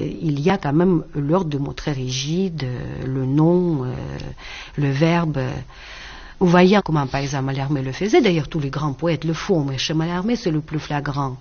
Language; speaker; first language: French; non-native, fluent; Russian